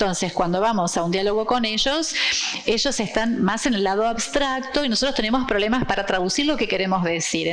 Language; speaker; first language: Spanish; non-native, fluent; Portuguese